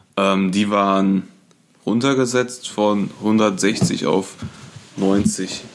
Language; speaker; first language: German; native; German